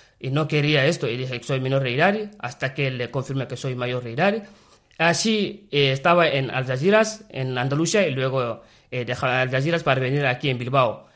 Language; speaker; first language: Spanish; non-native, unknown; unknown